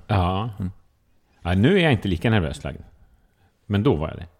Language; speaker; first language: Swedish; early bilingual, other home language; Estonian